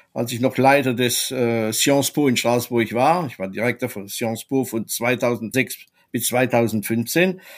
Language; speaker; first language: German; non-native, fluent; French